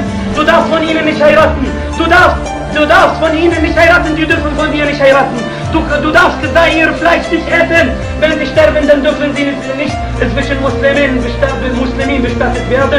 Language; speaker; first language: German; non-native, fluent; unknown